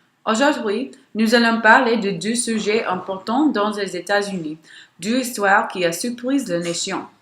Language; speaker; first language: French; non-native, learner; English